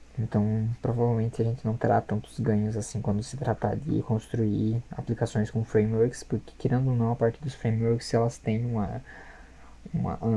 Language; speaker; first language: Portuguese; native; Portuguese